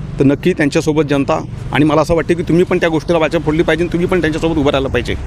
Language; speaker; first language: Marathi; native; Marathi